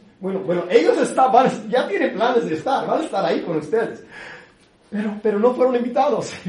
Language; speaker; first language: Spanish; early bilingual, heritage; English